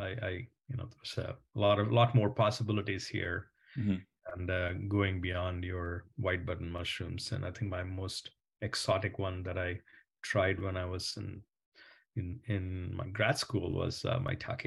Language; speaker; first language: English; non-native, local second language; Malayalam